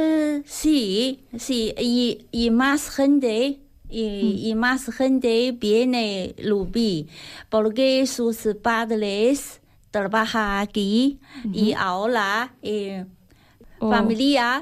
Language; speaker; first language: Spanish; non-native, learner; Chinese